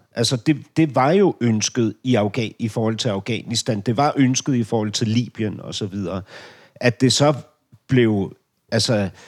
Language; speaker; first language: Danish; native; Danish